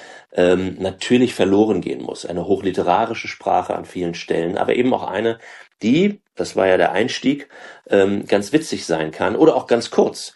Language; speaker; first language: German; native; German